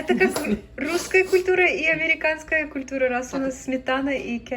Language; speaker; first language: Russian; early bilingual, other home language; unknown